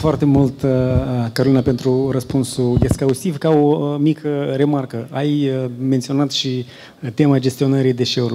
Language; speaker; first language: Romanian; native; Romanian